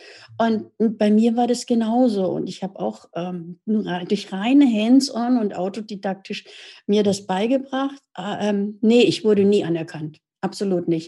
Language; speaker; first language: German; native; German